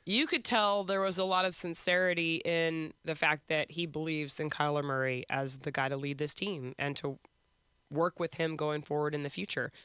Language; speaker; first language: English; native; English